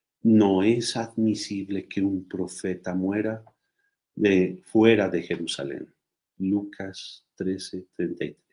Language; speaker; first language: Spanish; native; Spanish